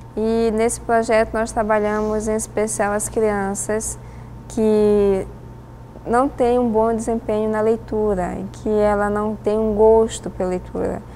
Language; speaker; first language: Portuguese; native; Portuguese